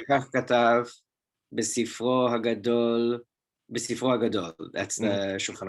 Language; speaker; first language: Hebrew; non-native, fluent; English